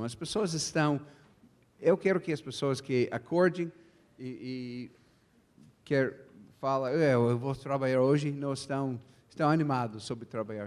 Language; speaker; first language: Portuguese; non-native, fluent; English